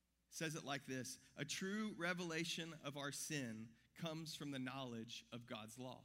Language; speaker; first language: English; native; English